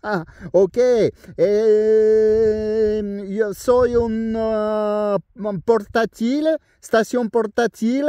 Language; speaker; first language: Spanish; non-native, learner; French